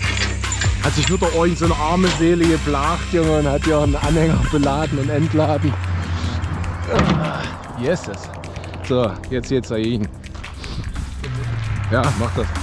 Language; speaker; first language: German; native; German